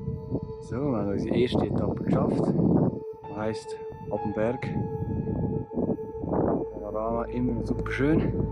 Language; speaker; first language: German; native; German